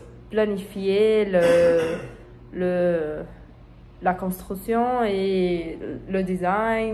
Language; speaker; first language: French; non-native, learner; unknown